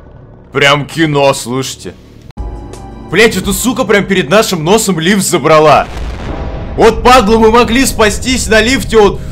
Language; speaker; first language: Russian; native; Russian